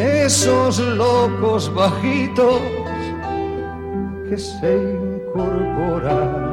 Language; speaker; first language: Spanish; native; Spanish